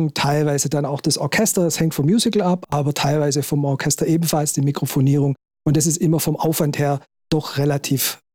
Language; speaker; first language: German; native; German